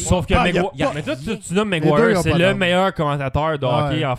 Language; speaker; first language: French; native; French